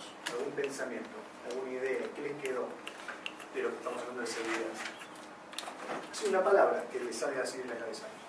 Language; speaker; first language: Spanish; native; Spanish